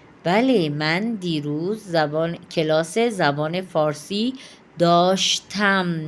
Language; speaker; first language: Persian; non-native, fluent; Urdu